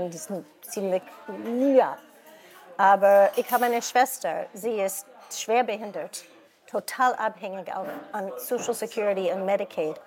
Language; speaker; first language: German; non-native, fluent; English